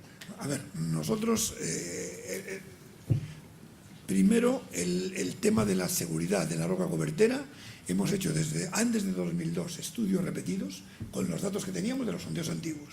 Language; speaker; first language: Spanish; native; Spanish